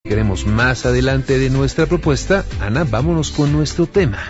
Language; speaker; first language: Spanish; native; Spanish